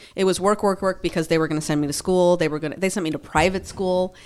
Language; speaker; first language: English; early bilingual, other home language; Spanish